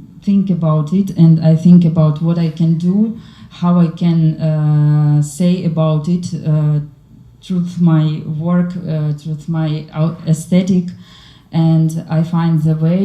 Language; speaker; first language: English; non-native, learner; Ukrainian